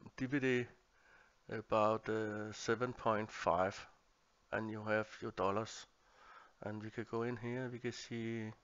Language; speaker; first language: English; non-native, learner; Danish